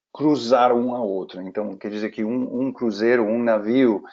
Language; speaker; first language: Portuguese; non-native, fluent; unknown